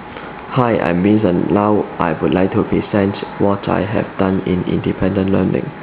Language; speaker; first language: English; non-native, learner; Cantonese